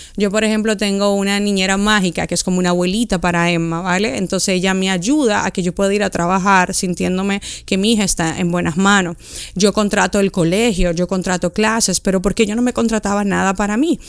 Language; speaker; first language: Spanish; native; Spanish